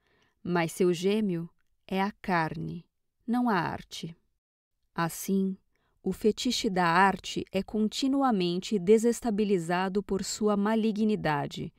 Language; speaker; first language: Portuguese; native; Portuguese